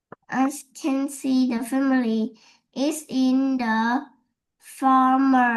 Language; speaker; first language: English; non-native, learner; Vietnamese